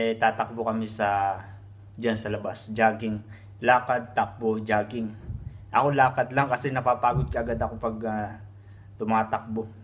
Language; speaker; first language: Filipino; native; Filipino